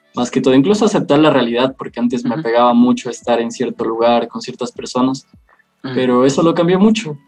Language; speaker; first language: Spanish; native; Spanish